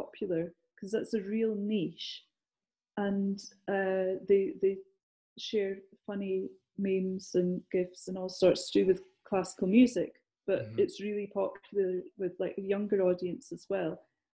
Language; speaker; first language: English; native; English